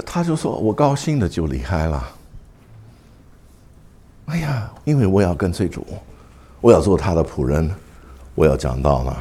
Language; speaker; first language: Chinese; non-native, fluent; English